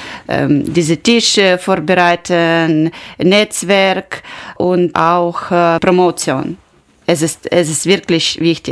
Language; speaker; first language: German; non-native, learner; Ukrainian